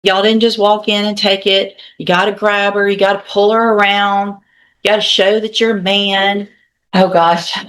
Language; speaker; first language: English; native; English